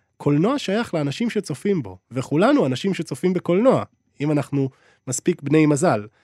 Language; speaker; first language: Hebrew; native; Hebrew